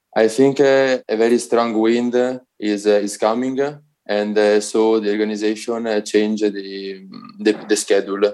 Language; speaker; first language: English; non-native, learner; Italian